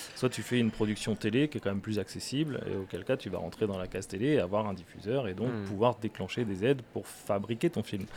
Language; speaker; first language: French; native; French